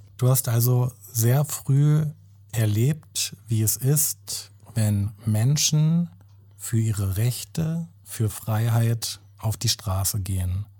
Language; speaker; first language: German; native; German